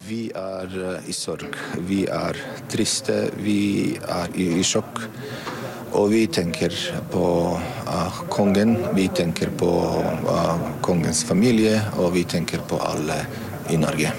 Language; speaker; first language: Norwegian; non-native, learner; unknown